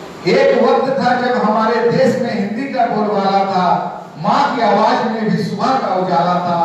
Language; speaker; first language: Hindi; native; Hindi